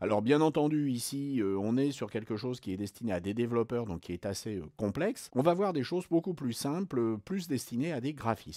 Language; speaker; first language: French; native; French